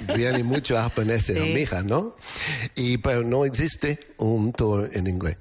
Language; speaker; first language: Spanish; non-native, learner; English